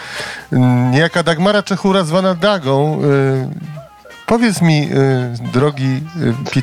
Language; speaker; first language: Polish; native; Polish